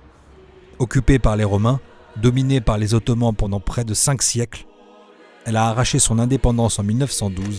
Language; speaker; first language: French; native; French